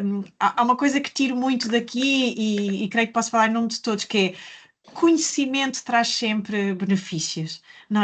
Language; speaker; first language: Portuguese; native; Portuguese